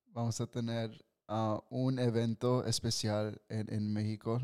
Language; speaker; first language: Spanish; early bilingual, heritage; Spanish